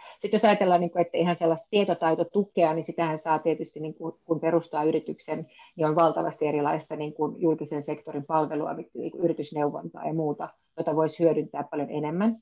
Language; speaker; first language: Finnish; native; Finnish